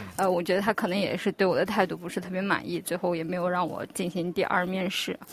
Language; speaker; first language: Chinese; non-native, local second language; Uyghur